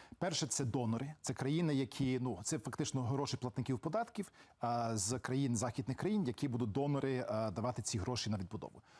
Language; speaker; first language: Ukrainian; early bilingual, heritage; Ukrainian